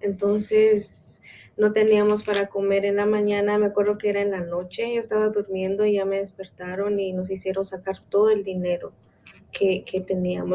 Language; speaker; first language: Spanish; non-native, local second language; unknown